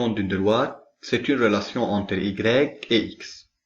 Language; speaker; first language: French; non-native, local second language; Arabic